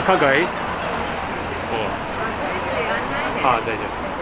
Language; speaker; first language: Japanese; non-native, learner; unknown